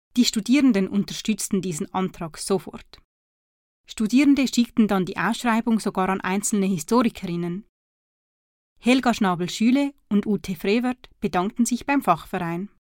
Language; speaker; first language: German; native; German